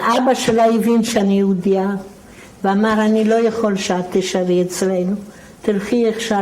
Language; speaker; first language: Hebrew; non-native, fluent; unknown